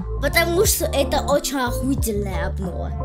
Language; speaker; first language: Russian; native; Russian